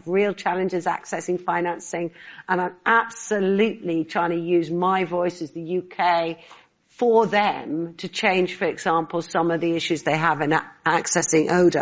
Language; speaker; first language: English; native; English